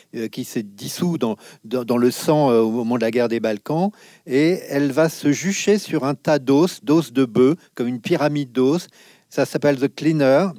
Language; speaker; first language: French; native; French